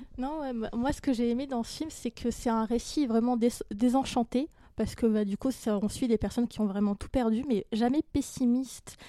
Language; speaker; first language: French; native; French